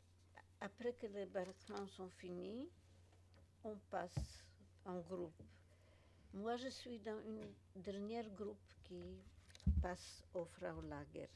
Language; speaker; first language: French; non-native, fluent; Polish